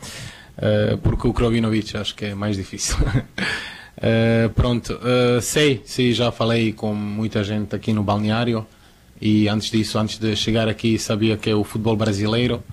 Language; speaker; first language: Portuguese; non-native, fluent; Croatian